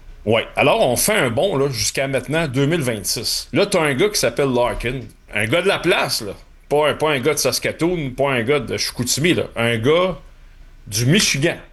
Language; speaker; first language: French; native; French